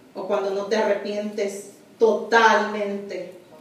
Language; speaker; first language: Spanish; early bilingual, heritage; Spanish